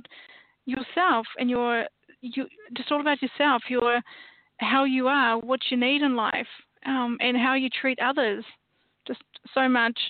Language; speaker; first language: English; native; English